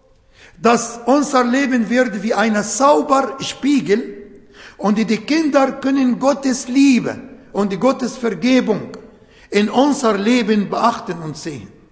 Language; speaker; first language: German; non-native, fluent; Arabic